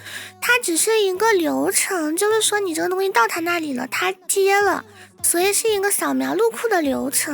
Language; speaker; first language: Chinese; native; Chinese